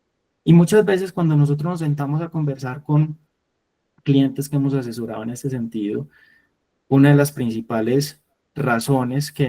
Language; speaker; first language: Spanish; native; Spanish